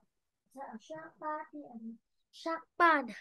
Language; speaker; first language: Chinese; non-native, learner; Vietnamese